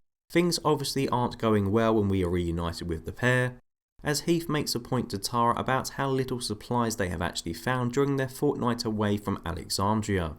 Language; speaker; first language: English; native; English